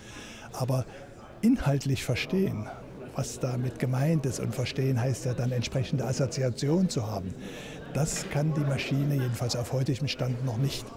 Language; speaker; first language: German; native; German